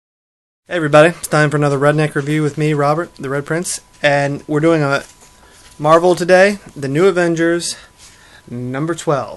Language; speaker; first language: English; native; English